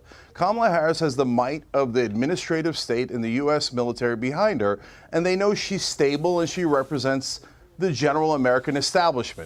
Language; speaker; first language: English; native; English